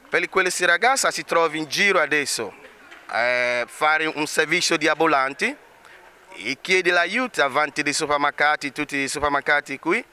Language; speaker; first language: Italian; non-native, learner; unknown